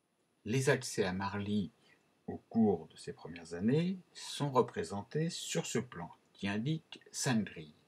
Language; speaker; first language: French; native; French